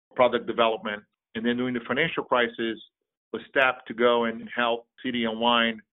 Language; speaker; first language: English; non-native, fluent; Portuguese